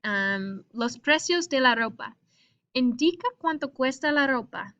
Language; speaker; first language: Spanish; non-native, fluent; English